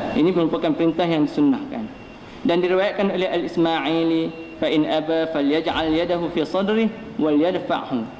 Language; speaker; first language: Malay; native; Malay